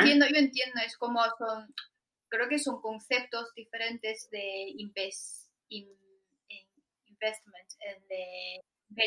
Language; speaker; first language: Spanish; non-native, fluent; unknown